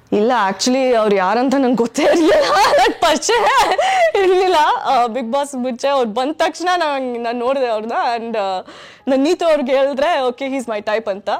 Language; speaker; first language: Kannada; non-native, fluent; English